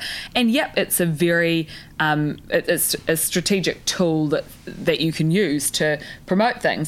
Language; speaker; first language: English; native; English